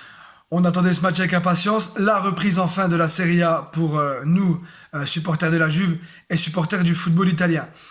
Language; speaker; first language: French; native; French